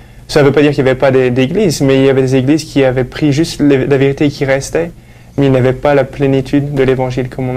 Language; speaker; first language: French; native; French